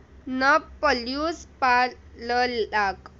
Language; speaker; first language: French; non-native, learner; Hindi